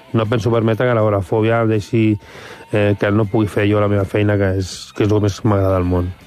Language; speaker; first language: Catalan; non-native, local second language; Spanish